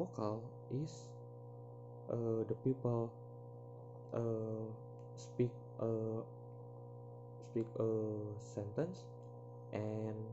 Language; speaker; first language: English; non-native, learner; Indonesian